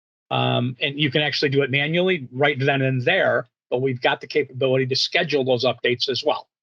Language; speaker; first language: English; native; English